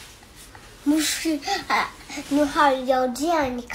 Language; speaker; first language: Chinese; early bilingual, other home language; Russian